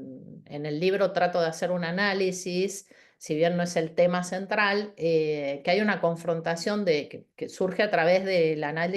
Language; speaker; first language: Spanish; native; Spanish